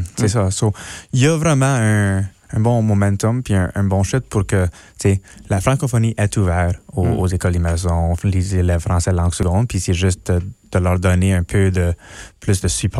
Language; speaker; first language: French; non-native, local second language; English